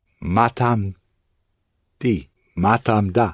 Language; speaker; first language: Arabic; non-native, learner; English